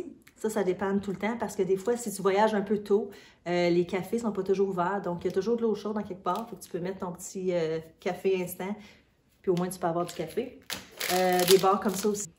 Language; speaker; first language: French; native; French